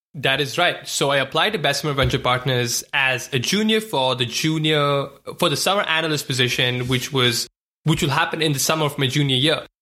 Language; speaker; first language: English; non-native, local second language; Hindi